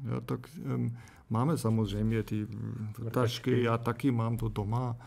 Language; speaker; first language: Czech; non-native, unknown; German